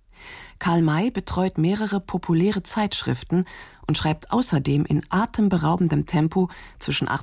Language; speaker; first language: German; native; German